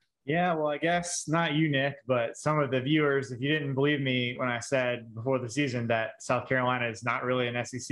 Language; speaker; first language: English; native; English